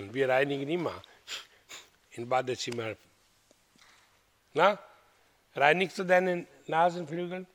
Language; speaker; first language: German; non-native, learner; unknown